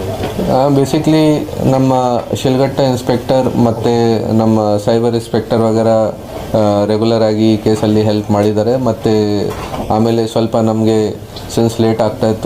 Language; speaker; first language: Kannada; non-native, fluent; Hindi